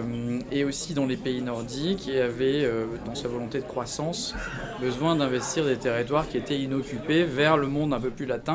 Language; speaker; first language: French; native; French